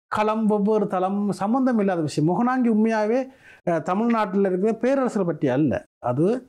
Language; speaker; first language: Tamil; native; Tamil